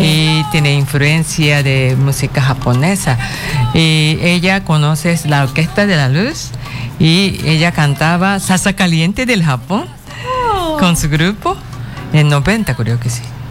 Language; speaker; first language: Spanish; non-native, learner; Japanese